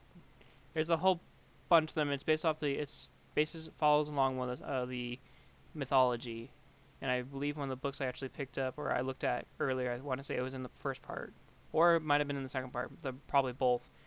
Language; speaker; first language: English; native; English